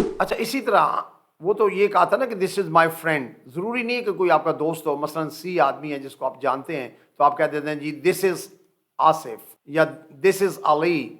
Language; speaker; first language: Urdu; native; Urdu